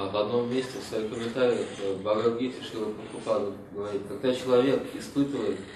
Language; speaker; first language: Russian; native; Russian